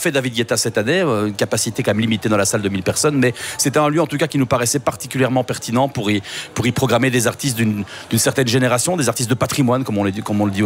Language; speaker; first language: French; native; French